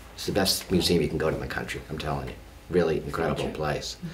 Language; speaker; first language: English; native; English